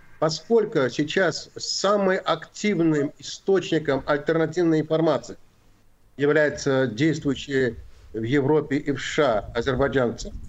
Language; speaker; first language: Russian; non-native, local second language; Azerbaijani